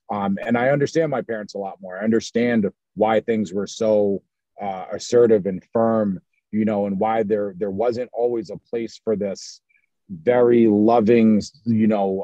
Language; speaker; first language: English; native; English